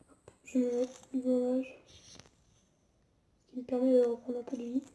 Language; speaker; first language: French; native; French